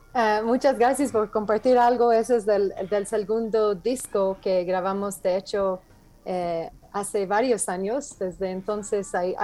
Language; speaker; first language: Spanish; non-native, fluent; English